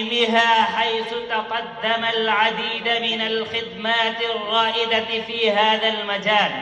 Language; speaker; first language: Arabic; non-native, learner; Urdu